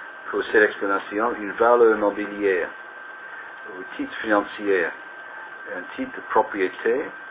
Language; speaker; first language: French; non-native, learner; English